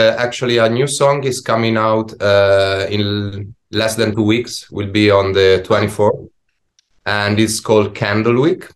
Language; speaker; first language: English; non-native, fluent; Italian